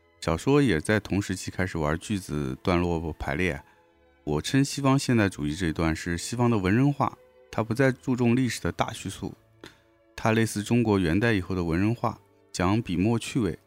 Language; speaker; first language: Chinese; native; Chinese